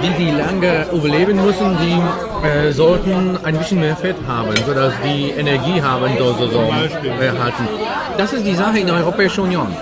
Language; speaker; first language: German; non-native, fluent; Polish